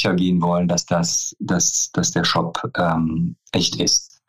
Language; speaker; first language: German; non-native, fluent; French